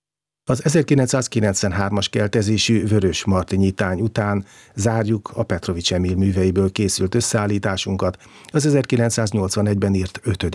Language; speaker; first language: Hungarian; native; Hungarian